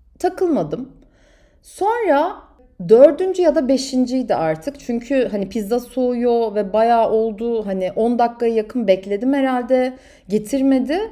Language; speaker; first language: Turkish; native; Turkish